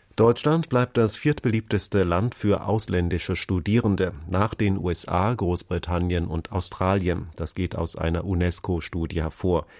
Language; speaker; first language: German; native; German